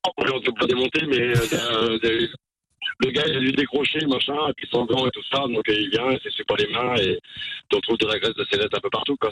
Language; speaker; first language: French; native; French